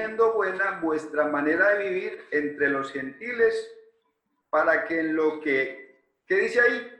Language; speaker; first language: Spanish; native; Spanish